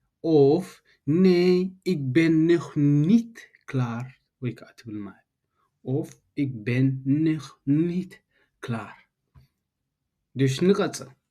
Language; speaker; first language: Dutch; non-native, fluent; Tigrinya